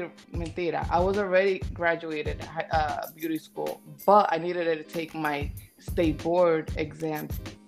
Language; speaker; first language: English; native; English